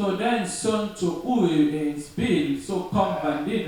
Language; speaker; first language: Danish; non-native, learner; French